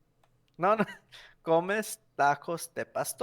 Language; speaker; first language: Spanish; non-native, learner; English